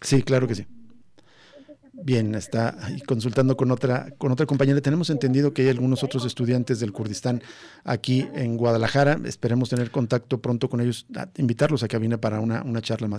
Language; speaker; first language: Spanish; native; Spanish